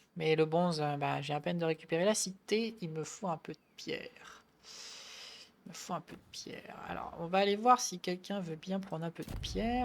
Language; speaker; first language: French; native; French